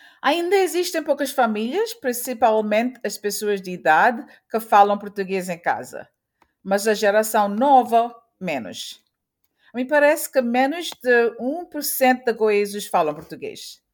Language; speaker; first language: Portuguese; early bilingual, heritage; Portuguese